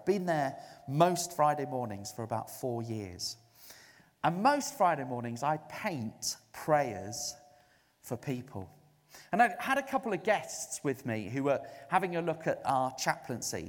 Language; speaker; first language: English; native; English